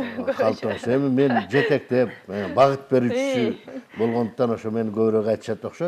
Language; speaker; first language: Kyrgyz; native; Kyrgyz